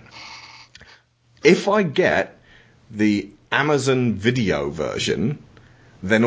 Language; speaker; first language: English; native; English